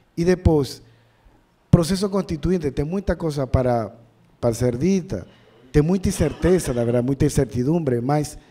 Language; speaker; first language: Portuguese; non-native, learner; Spanish